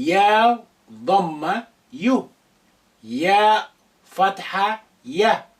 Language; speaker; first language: Arabic; non-native, fluent; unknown